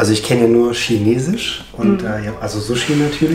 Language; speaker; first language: German; native; German